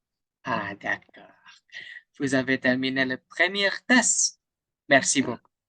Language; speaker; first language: French; non-native, learner; Indonesian